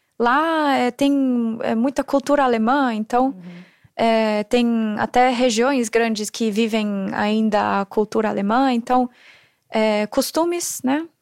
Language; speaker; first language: Portuguese; non-native, fluent; German